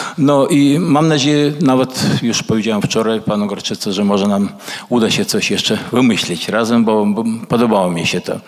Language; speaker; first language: Polish; early bilingual, other home language; Russian